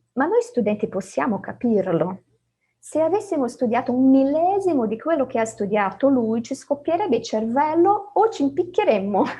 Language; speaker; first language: Italian; non-native, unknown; Portuguese